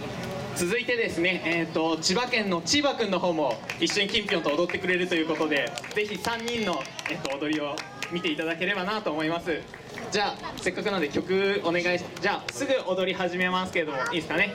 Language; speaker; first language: Japanese; native; Japanese